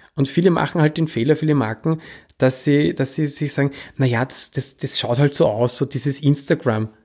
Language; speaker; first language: German; native; German